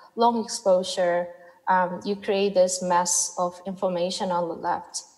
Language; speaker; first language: English; non-native, fluent; Chinese